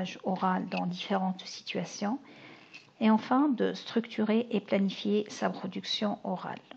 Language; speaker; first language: French; non-native, local second language; Arabic